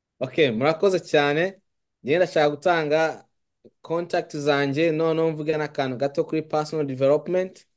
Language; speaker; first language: Kinyarwanda; native; Kinyarwanda